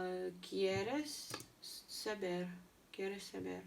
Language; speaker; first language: Spanish; non-native, learner; Russian